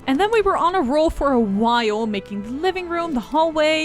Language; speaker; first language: English; native; English